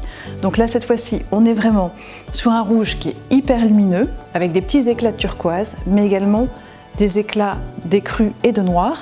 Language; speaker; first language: French; native; French